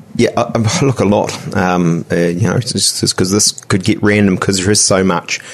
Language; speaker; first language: English; native; English